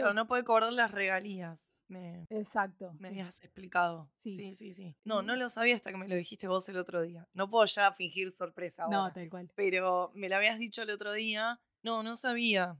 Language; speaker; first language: Spanish; native; Spanish